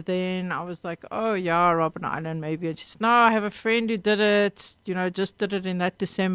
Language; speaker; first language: English; native; English